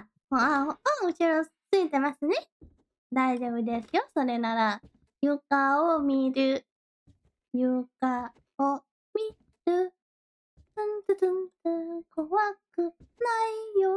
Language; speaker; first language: Japanese; non-native, learner; Thai